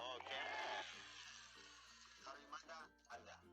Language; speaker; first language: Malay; non-native, learner; English